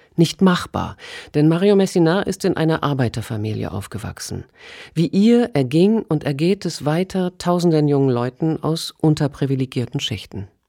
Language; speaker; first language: German; native; German